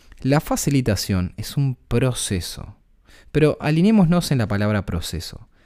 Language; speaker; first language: Spanish; native; Spanish